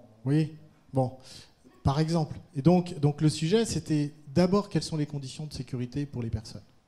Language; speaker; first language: French; native; French